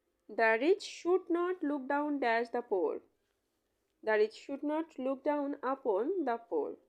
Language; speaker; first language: English; non-native, local second language; Bangla